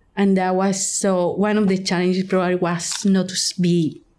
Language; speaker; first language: English; non-native, fluent; Spanish